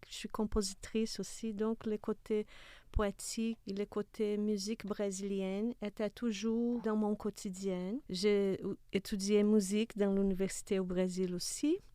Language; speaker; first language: French; non-native, fluent; Portuguese